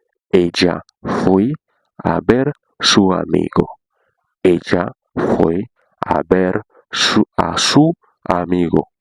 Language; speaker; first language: Spanish; non-native, fluent; Haitian Creole